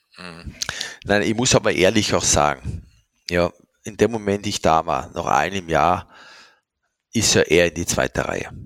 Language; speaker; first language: German; non-native, fluent; French